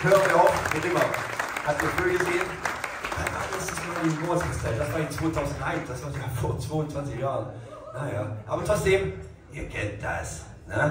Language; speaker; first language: German; non-native, fluent; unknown